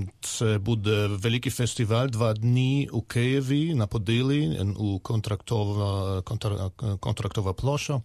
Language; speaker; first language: Ukrainian; non-native, learner; German